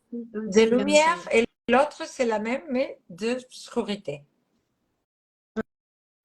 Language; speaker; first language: French; non-native, fluent; Catalan